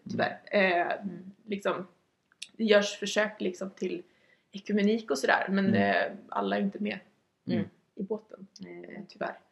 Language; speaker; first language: Swedish; native; Swedish